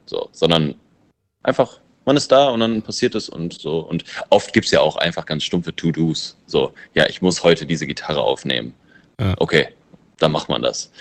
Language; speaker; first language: German; early bilingual, other home language; English